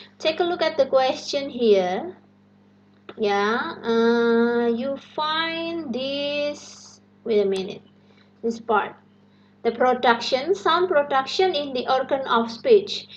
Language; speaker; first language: English; non-native, fluent; Indonesian